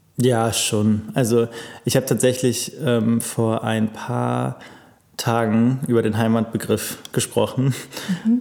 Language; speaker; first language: German; native; German